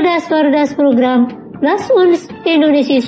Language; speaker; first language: German; non-native, learner; Indonesian